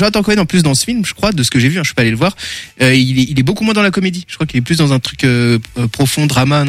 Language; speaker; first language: French; native; French